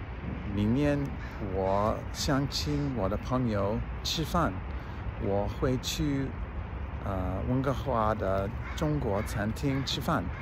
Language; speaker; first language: Chinese; non-native, learner; English